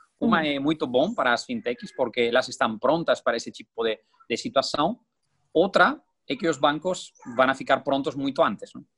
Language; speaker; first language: Portuguese; non-native, fluent; Spanish